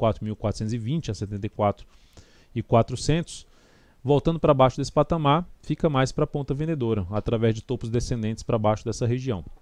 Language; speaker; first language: Portuguese; native; Portuguese